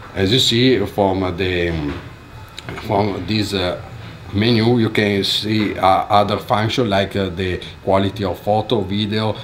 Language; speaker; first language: English; non-native, fluent; Italian